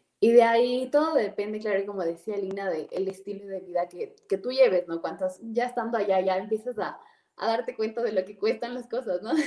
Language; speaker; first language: Spanish; native; Spanish